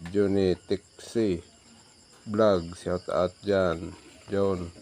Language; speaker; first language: Filipino; non-native, local second language; Cebuano